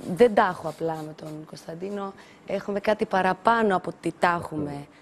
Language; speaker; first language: Greek; early bilingual, other home language; Albanian